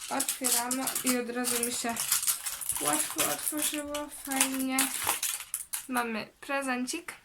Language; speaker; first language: Polish; early bilingual, heritage; Polish